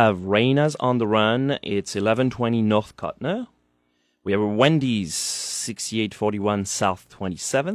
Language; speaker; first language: English; non-native, fluent; French